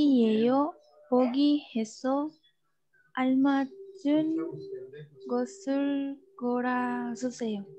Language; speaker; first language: Korean; non-native, learner; Spanish